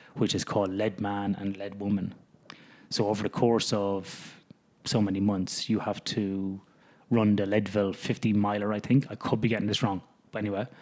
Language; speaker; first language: English; native; English